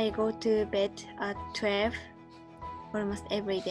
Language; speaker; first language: English; non-native, learner; Japanese